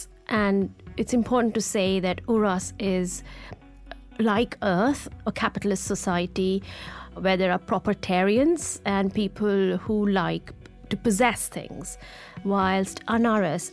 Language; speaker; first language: English; non-native, local second language; Gujarati